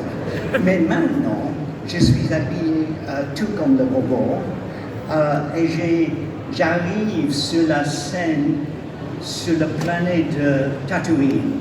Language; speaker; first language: French; non-native, learner; English